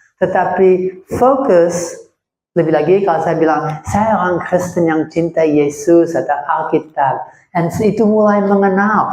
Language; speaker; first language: Indonesian; non-native, fluent; English